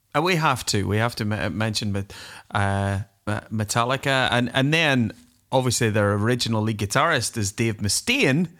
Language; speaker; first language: English; native; English